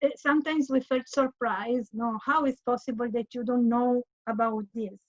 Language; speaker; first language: English; non-native, fluent; Italian